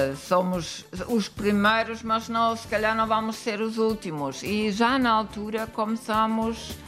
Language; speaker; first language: Portuguese; non-native, fluent; German